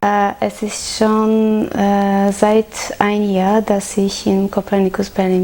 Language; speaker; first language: German; non-native, learner; Armenian